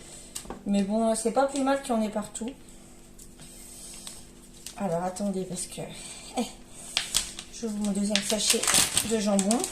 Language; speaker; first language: French; native; French